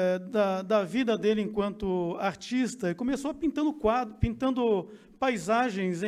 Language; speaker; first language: Portuguese; native; Portuguese